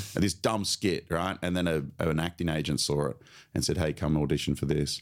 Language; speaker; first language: English; native; English